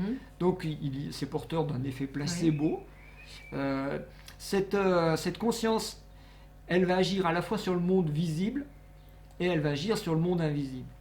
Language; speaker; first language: French; native; French